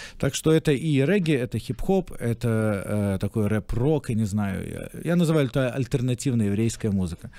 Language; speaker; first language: Russian; native; Russian